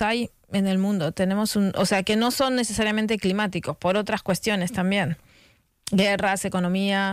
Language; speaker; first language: Spanish; native; Spanish